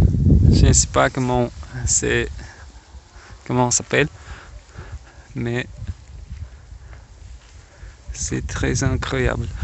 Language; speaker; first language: French; non-native, learner; Russian